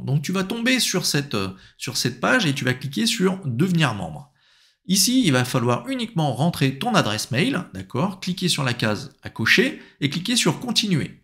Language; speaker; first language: French; native; French